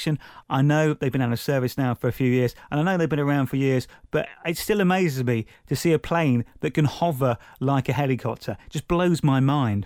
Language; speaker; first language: English; native; English